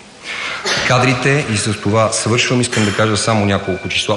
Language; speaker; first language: Bulgarian; native; Bulgarian